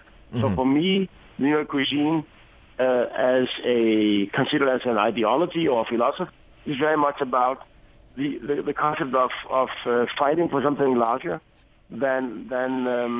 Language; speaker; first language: English; non-native, fluent; Danish